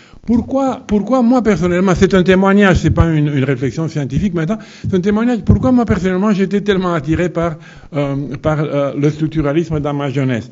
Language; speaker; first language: French; non-native, fluent; Romanian